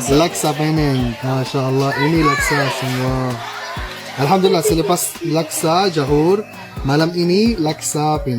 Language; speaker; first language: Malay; non-native, learner; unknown